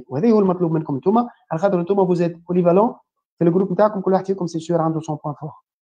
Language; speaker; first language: French; non-native, local second language; Arabic